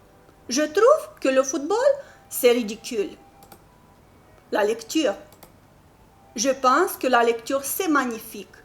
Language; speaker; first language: French; non-native, fluent; Romanian